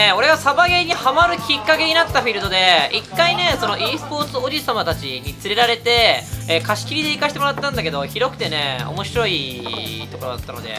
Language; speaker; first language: Japanese; native; Japanese